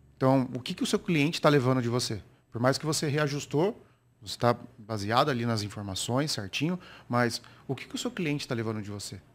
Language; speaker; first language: Portuguese; native; Portuguese